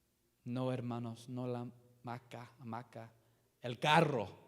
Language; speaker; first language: Spanish; non-native, learner; English